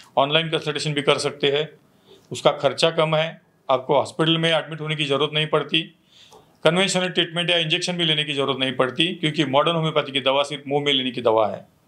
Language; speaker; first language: Hindi; non-native, local second language; Marathi